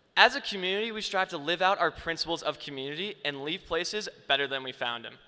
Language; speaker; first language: English; native; English